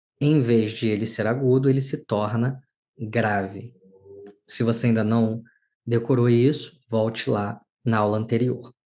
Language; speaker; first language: Portuguese; native; Portuguese